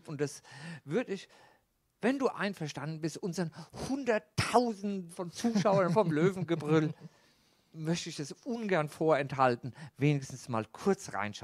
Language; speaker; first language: German; native; German